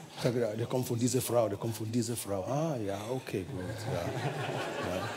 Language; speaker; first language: German; non-native, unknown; Ewe